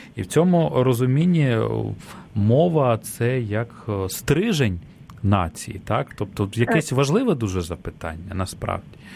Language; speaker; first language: Ukrainian; native; Ukrainian